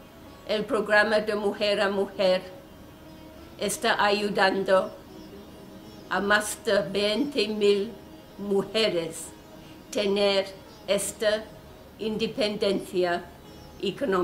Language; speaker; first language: Spanish; non-native, fluent; English